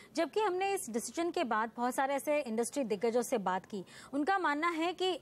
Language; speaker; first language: Hindi; non-native, local second language; Gujarati